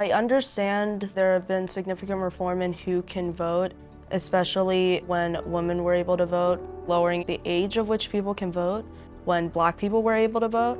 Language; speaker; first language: English; native; English